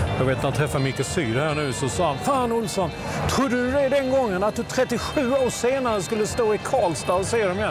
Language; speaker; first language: Swedish; native; Swedish